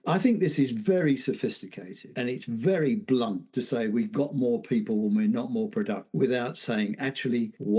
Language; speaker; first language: English; native; English